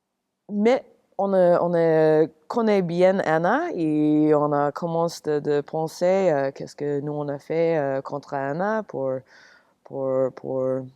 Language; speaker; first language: French; non-native, learner; English